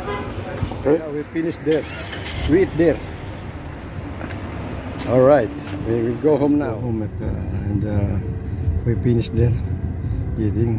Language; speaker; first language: English; non-native, learner; Filipino